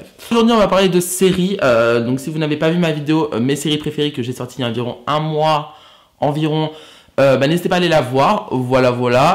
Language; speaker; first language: French; native; French